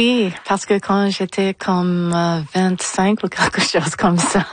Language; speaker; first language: French; non-native, local second language; English